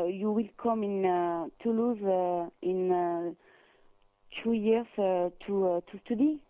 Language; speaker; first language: English; non-native, learner; French